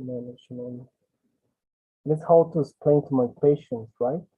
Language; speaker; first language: English; non-native, learner; Spanish